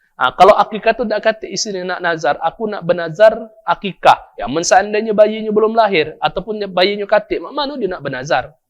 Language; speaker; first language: Malay; native; Malay